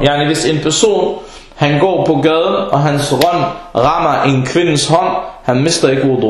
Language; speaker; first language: Danish; early bilingual, other home language; Arabic